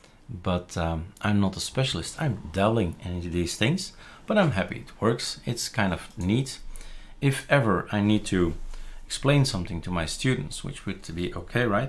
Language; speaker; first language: English; non-native, fluent; Dutch